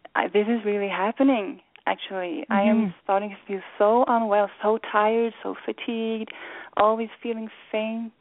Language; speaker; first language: English; non-native, fluent; Swedish